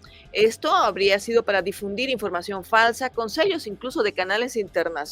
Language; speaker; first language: Spanish; native; Spanish